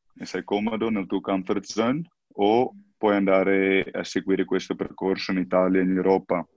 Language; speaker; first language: Italian; non-native, fluent; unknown